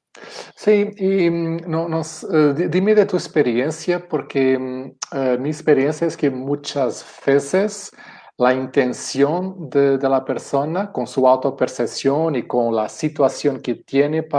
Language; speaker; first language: Spanish; non-native, fluent; Portuguese